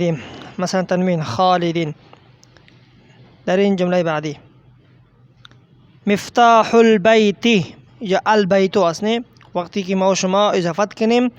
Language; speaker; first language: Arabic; non-native, fluent; Persian